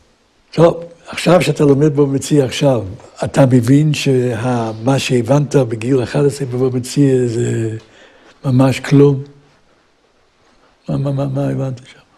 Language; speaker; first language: Hebrew; non-native, fluent; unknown